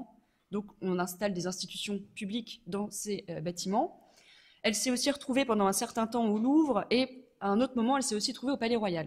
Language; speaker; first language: French; native; French